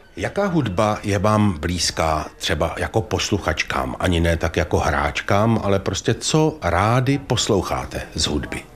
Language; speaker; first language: Czech; native; Czech